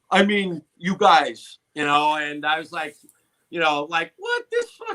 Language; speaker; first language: English; native; English